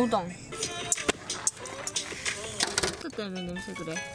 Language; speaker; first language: Korean; early bilingual, heritage; Korean